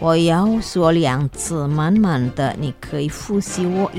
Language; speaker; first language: Chinese; non-native, learner; Indonesian